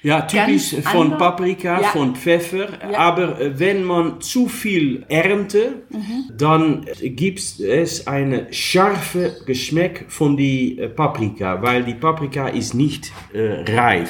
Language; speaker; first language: German; non-native, learner; Dutch